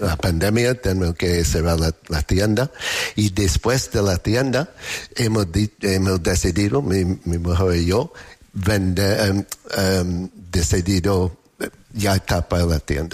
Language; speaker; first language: Spanish; non-native, learner; English